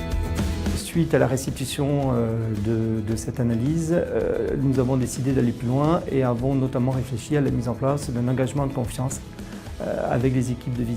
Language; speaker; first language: French; native; French